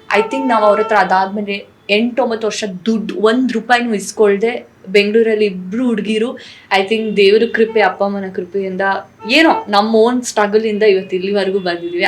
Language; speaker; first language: Kannada; non-native, local second language; Tulu